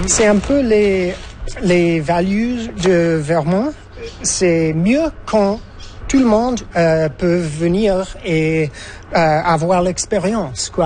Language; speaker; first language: French; non-native, fluent; English